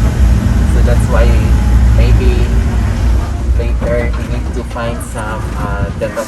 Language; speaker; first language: English; non-native, local second language; Filipino